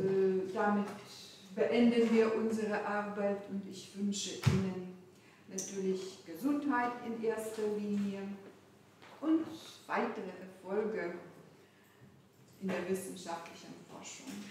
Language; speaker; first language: German; non-native, fluent; Ukrainian